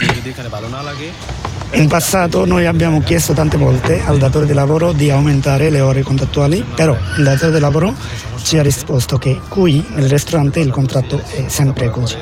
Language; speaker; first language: Italian; non-native, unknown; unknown